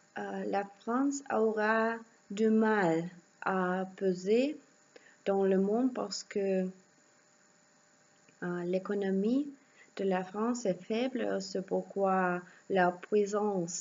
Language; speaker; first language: French; non-native, learner; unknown